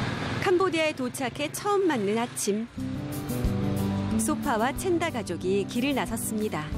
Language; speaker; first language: Korean; native; Korean